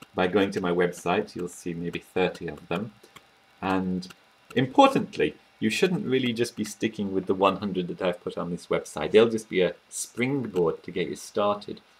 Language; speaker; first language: English; native; English